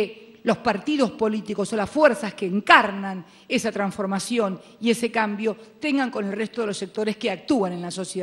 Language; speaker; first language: Spanish; native; Spanish